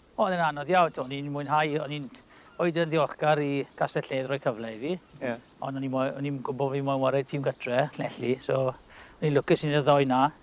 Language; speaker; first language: Welsh; native; Welsh